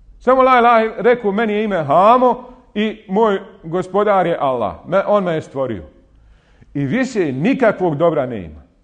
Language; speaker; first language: Bosnian; native; Bosnian